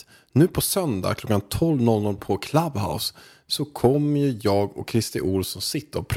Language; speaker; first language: Swedish; native; Swedish